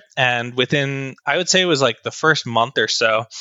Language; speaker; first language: English; native; English